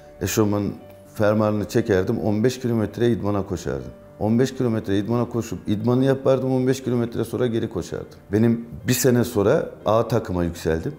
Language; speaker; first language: Turkish; early bilingual, heritage; Turkish